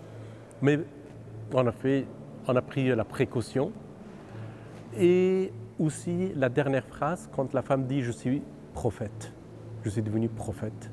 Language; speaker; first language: French; non-native, fluent; Persian